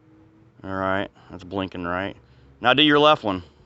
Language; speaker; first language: English; native; English